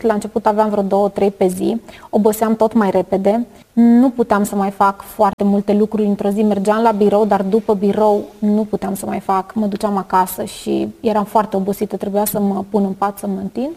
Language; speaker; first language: Romanian; native; Romanian